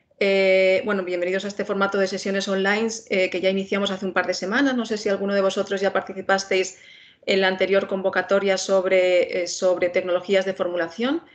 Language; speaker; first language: Spanish; native; Spanish